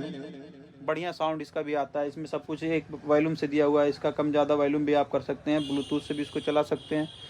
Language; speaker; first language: Hindi; native; Hindi